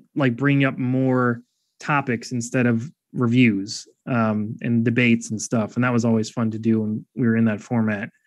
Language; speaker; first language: English; native; English